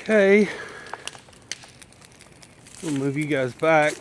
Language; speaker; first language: English; native; English